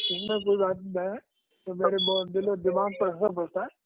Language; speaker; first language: Hindi; native; Hindi